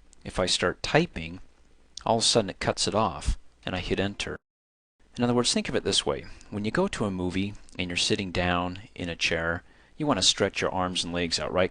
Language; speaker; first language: English; native; English